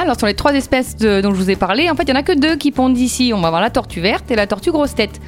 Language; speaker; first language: French; native; French